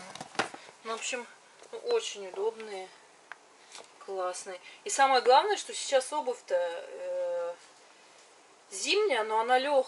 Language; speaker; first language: Russian; native; Russian